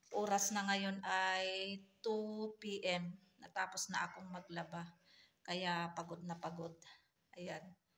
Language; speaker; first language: Filipino; native; Filipino